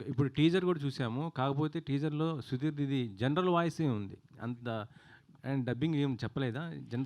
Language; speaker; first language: Telugu; native; Telugu